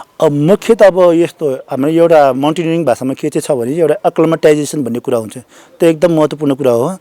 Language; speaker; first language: Nepali; non-native, local second language; Sherpa